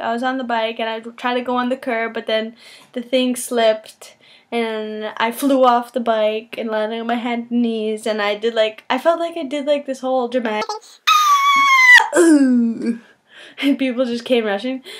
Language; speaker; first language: English; native; English